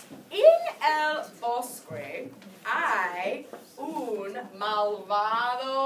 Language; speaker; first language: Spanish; non-native, fluent; English